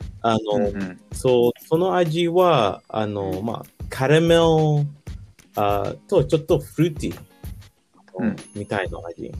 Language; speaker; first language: Japanese; non-native, learner; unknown